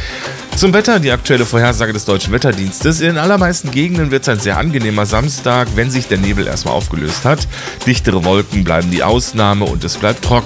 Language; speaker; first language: German; native; German